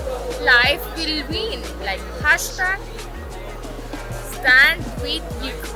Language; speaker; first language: English; non-native, local second language; Filipino